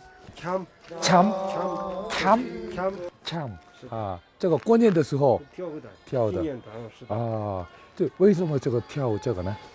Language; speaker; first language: Chinese; non-native, fluent; Korean